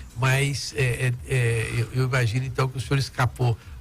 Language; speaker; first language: Portuguese; native; Portuguese